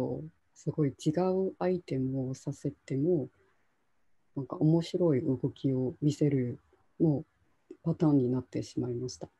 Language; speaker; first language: Japanese; non-native, local second language; Chinese